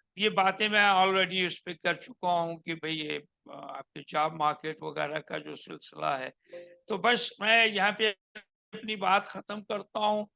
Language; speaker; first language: Urdu; non-native, local second language; Punjabi